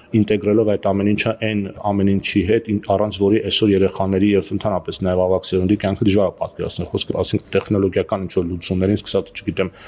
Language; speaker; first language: Armenian; native; Armenian